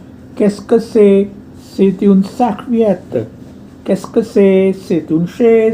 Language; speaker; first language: French; non-native, fluent; Hindi